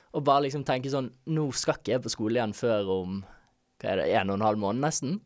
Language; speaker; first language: Norwegian; native; Norwegian